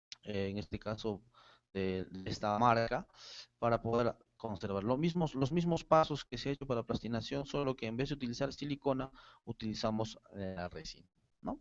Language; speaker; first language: Spanish; native; Spanish